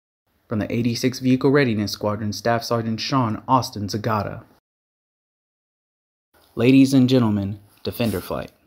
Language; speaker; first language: English; native; English